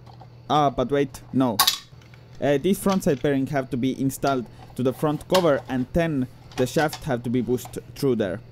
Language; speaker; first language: English; non-native, fluent; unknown